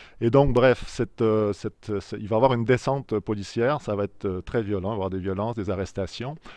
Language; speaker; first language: French; native; French